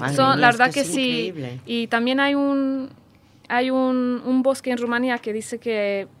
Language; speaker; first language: Spanish; non-native, fluent; Romanian